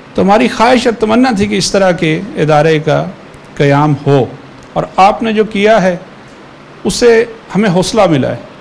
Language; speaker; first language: Urdu; native; Urdu